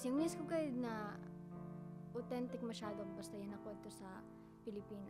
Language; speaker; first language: Filipino; non-native, local second language; Cebuano